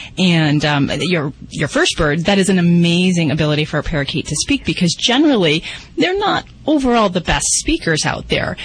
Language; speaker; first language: English; native; English